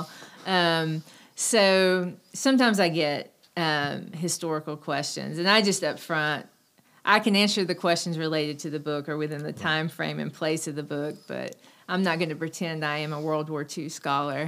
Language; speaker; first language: English; native; English